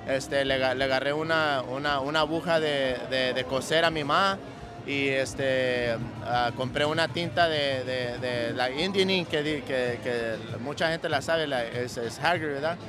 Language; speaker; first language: Spanish; early bilingual, heritage; Spanish